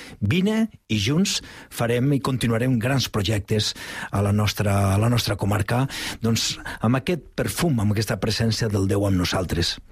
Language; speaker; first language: Catalan; native; Catalan